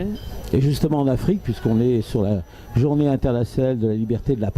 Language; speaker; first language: French; native; French